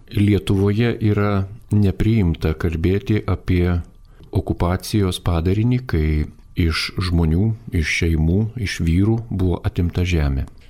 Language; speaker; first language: Lithuanian; native; Lithuanian